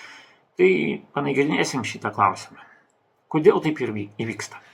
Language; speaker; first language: Lithuanian; non-native, local second language; Russian